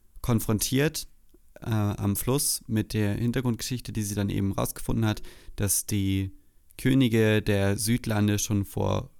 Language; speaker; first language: German; native; German